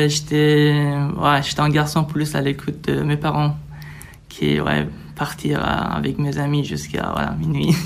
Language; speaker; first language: French; non-native, fluent; Persian